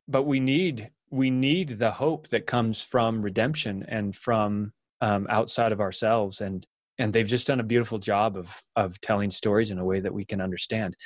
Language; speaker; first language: English; native; English